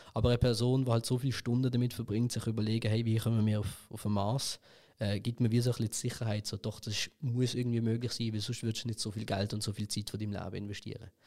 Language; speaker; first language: German; early bilingual, other home language; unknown